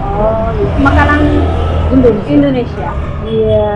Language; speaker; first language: Indonesian; non-native, learner; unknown